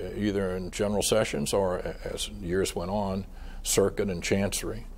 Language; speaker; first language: English; native; English